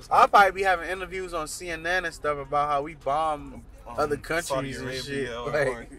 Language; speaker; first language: English; early bilingual, other home language; Haitian Creole